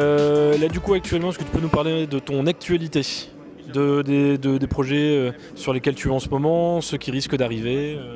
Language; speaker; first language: French; native; French